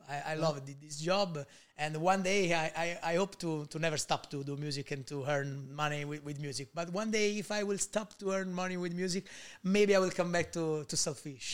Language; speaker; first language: English; non-native, learner; Italian